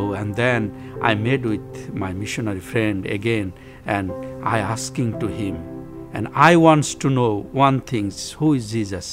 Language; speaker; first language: English; non-native, local second language; Bangla